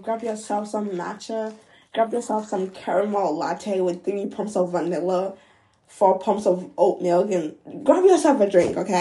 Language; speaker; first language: English; non-native, local second language; Akan